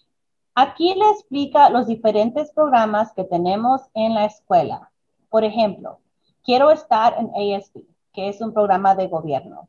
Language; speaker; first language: Spanish; early bilingual, other home language; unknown